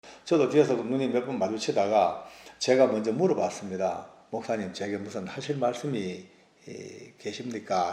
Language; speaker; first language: Korean; native; Korean